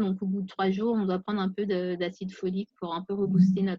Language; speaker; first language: French; native; French